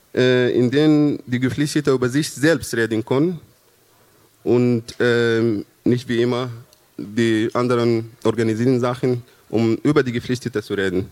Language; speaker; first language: German; non-native, fluent; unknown